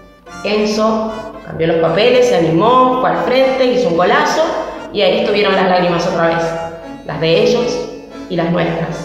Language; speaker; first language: Spanish; native; Spanish